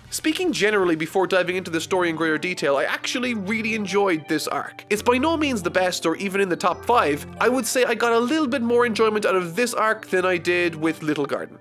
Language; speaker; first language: English; native; English